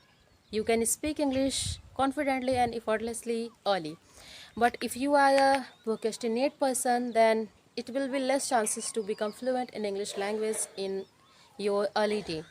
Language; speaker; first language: English; non-native, learner; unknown